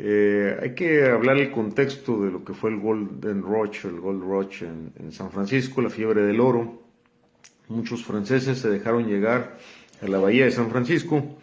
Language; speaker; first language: Spanish; native; Spanish